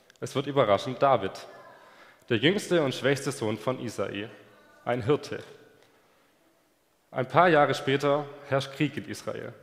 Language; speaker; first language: German; native; German